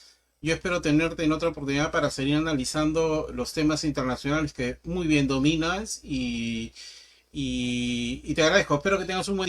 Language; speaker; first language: Spanish; native; Spanish